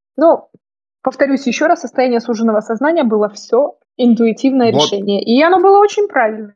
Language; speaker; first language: Russian; native; Russian